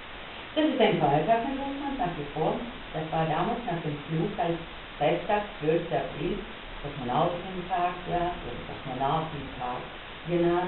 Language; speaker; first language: German; non-native, fluent; Russian